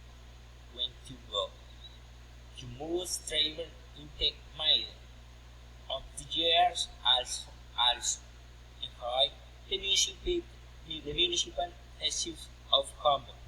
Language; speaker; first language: English; non-native, learner; Spanish